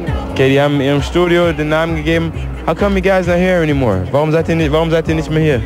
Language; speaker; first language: German; native; German